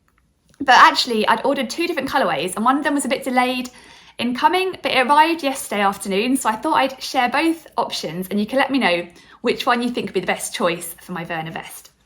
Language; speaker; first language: English; native; English